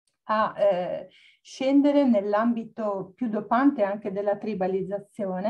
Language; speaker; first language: Italian; native; Italian